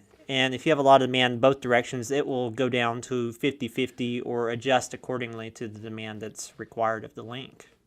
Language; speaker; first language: English; native; English